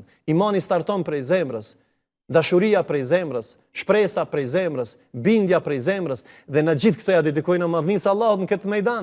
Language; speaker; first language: Albanian; native; Albanian